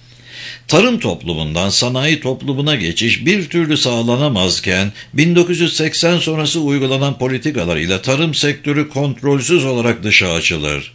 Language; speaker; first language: Turkish; native; Turkish